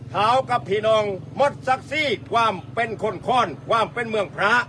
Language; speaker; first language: Thai; native; Thai